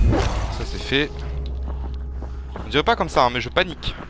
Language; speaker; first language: French; native; French